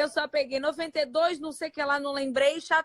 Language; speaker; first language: Portuguese; native; Portuguese